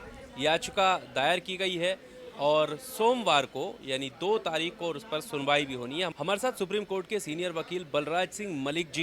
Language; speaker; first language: Hindi; native; Hindi